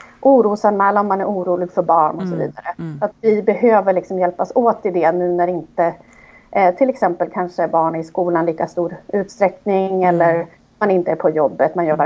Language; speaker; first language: Swedish; native; Swedish